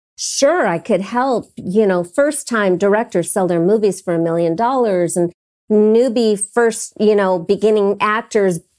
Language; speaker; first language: English; native; English